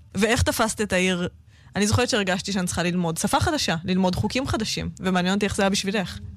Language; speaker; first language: Hebrew; native; Hebrew